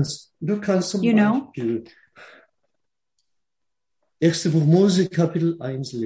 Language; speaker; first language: German; non-native, fluent; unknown